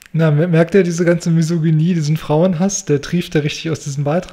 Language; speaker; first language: German; native; German